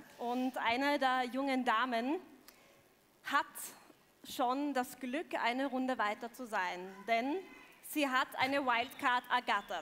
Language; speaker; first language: German; native; German